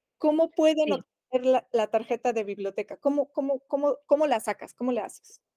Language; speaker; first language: Spanish; native; Spanish